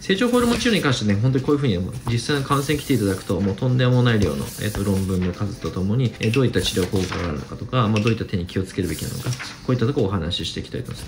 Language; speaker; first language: Japanese; native; Japanese